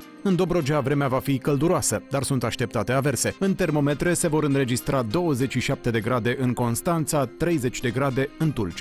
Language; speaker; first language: Romanian; native; Romanian